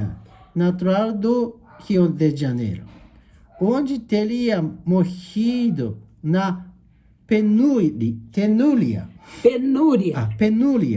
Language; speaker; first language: Portuguese; non-native, learner; Japanese